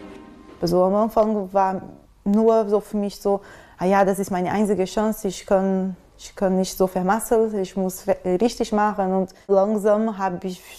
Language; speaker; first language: German; non-native, fluent; Portuguese